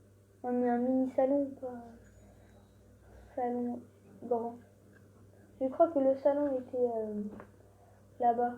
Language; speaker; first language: French; native; French